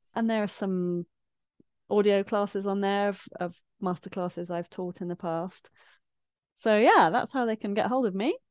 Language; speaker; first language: English; native; English